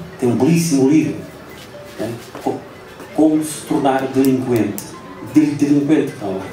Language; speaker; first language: Portuguese; non-native, local second language; Upper Guinea Crioulo